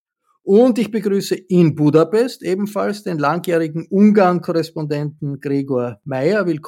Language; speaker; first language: German; native; German